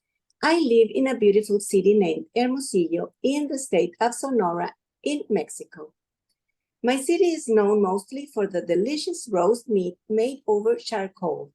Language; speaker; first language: English; non-native, learner; Spanish